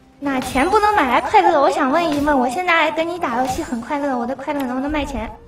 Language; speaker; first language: Chinese; native; Chinese